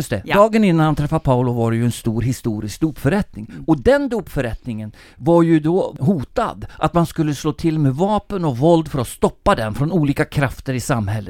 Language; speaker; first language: Swedish; native; Swedish